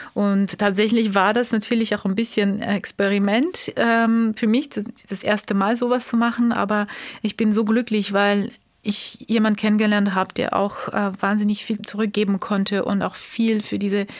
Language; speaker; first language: German; non-native, fluent; Georgian